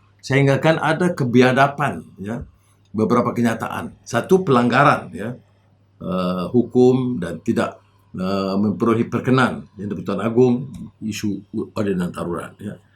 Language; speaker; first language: Malay; native; Malay